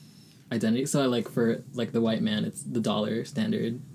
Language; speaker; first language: English; early bilingual, other home language; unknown